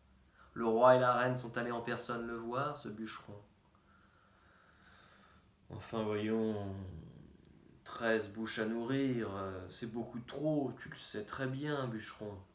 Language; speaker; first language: French; native; French